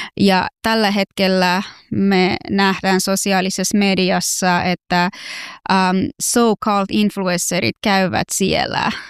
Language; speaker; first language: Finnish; non-native, fluent; Persian